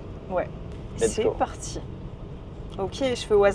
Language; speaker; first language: French; native; French